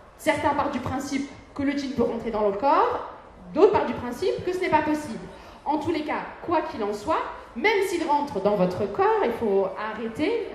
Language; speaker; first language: French; early bilingual, other home language; Arabic